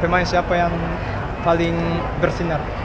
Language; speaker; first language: Indonesian; non-native, fluent; Japanese